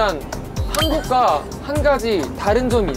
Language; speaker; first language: Korean; non-native, fluent; Thai